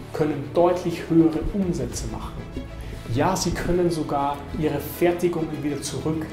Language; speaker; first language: German; native; German